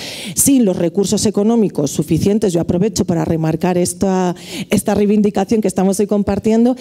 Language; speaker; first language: Spanish; native; Spanish